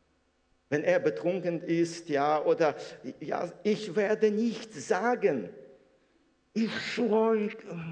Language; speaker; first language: German; non-native, fluent; Russian